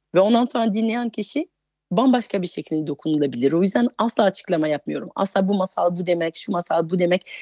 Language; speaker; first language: Turkish; non-native, fluent; French